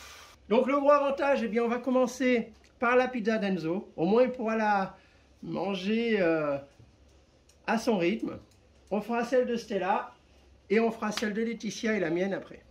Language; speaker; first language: French; native; French